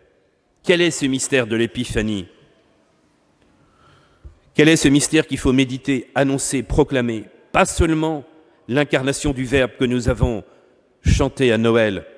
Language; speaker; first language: French; native; French